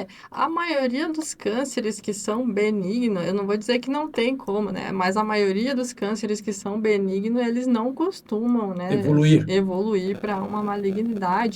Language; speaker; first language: Portuguese; native; Portuguese